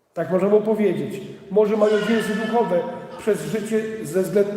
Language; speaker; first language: Polish; native; Polish